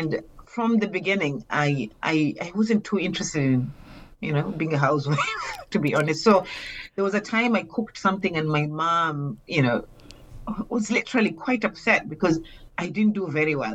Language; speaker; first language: English; non-native, local second language; Swahili